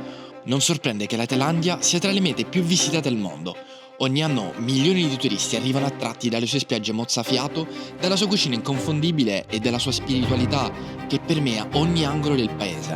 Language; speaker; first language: Italian; native; Italian